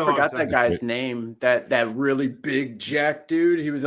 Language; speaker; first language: English; native; English